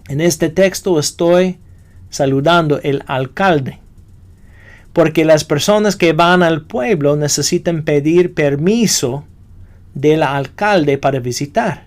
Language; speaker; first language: Spanish; non-native, fluent; English